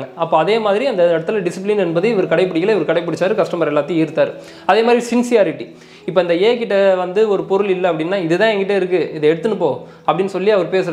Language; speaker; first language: Tamil; native; Tamil